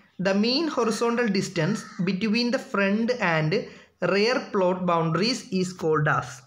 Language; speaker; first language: English; non-native, local second language; Malayalam